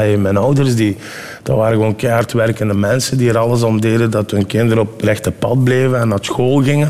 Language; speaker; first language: Dutch; early bilingual, other home language; Turkish